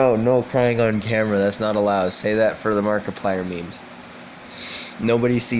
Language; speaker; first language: English; native; English